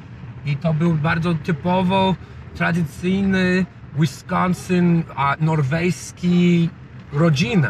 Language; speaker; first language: Polish; non-native, learner; English